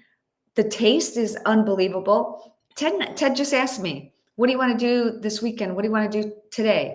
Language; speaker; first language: English; native; English